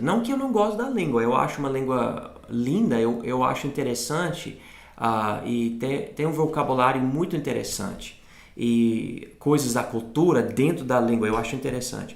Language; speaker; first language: Portuguese; non-native, fluent; English